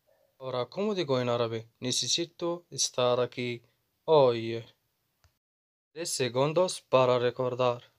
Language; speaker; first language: Spanish; non-native, fluent; Arabic